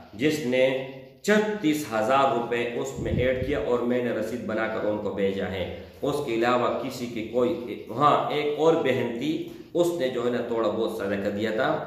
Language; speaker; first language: Urdu; non-native, local second language; Pashto